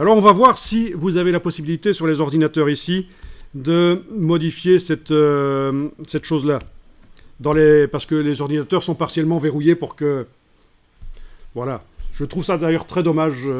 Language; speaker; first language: French; native; French